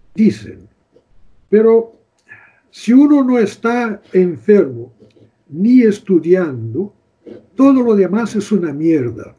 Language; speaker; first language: Portuguese; native; Portuguese